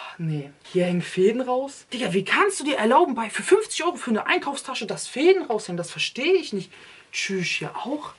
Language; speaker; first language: German; early bilingual, other home language; Turkish